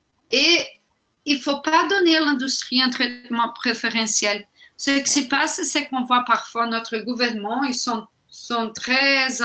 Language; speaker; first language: French; non-native, fluent; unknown